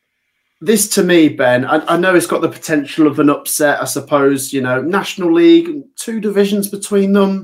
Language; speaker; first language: English; native; English